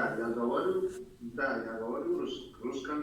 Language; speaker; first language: Russian; non-native, learner; Kazakh